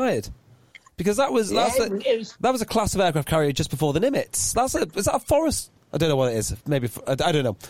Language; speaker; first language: English; native; English